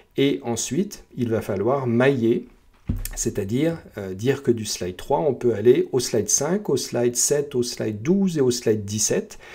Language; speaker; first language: French; native; French